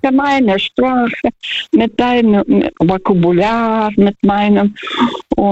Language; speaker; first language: German; non-native, fluent; Russian